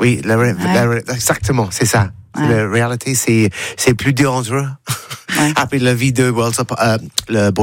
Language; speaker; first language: French; non-native, learner; English